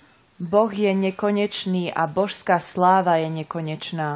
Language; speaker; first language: Slovak; native; Slovak